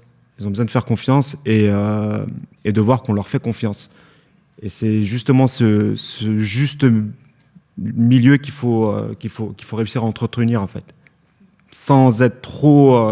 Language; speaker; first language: French; native; French